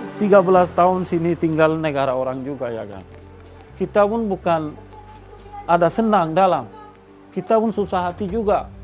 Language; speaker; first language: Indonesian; non-native, learner; Rohingya